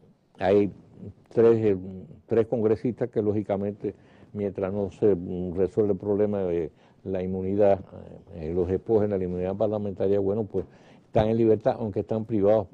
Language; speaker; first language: Spanish; native; Spanish